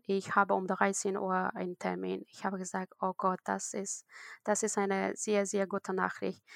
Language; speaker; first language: German; non-native, learner; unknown